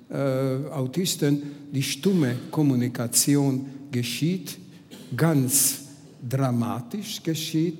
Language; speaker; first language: German; non-native, fluent; Hungarian